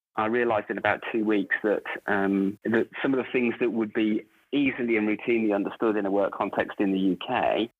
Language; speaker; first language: English; native; English